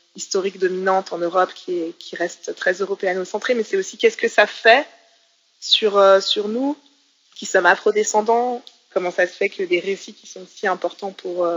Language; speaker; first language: French; native; French